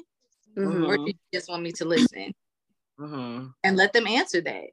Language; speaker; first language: English; native; English